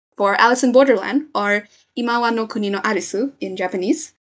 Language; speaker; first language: English; non-native, local second language; Nepali